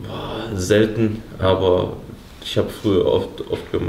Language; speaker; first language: German; early bilingual, heritage; English